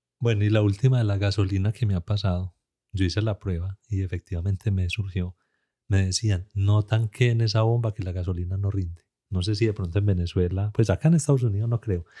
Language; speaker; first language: Spanish; native; Spanish